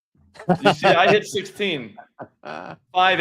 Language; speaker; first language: English; native; English